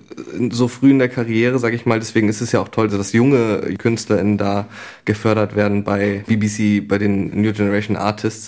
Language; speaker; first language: German; native; German